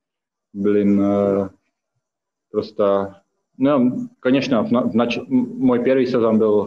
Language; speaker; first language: Russian; non-native, fluent; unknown